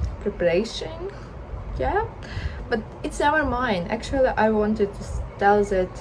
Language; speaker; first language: English; non-native, learner; Ukrainian